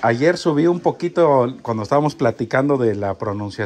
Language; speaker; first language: Spanish; native; Spanish